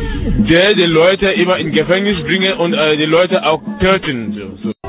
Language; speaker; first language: German; non-native, learner; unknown